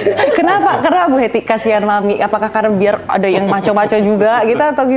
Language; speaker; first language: Indonesian; native; Indonesian